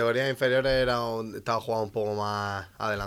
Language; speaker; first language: Spanish; native; Spanish